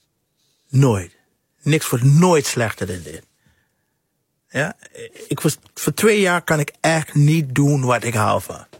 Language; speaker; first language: Dutch; non-native, fluent; English